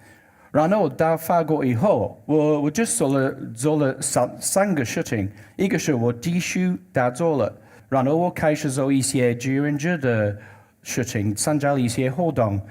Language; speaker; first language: Chinese; non-native, learner; English